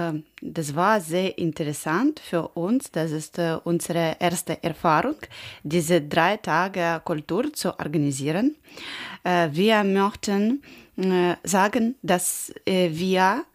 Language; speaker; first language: German; non-native, learner; Ukrainian